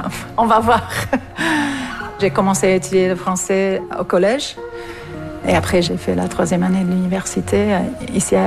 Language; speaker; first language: French; non-native, fluent; English